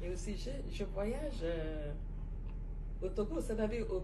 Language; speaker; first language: French; non-native, fluent; Igbo